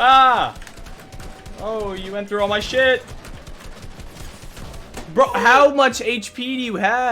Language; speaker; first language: English; native; English